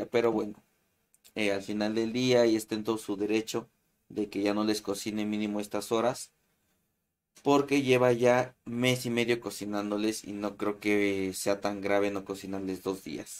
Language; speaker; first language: Spanish; native; Spanish